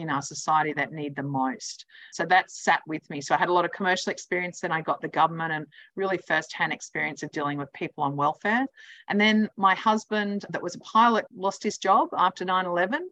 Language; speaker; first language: English; native; English